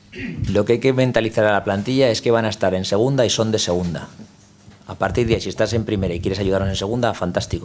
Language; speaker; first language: Spanish; native; Spanish